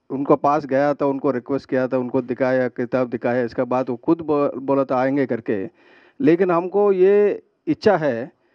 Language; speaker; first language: Hindi; non-native, local second language; Telugu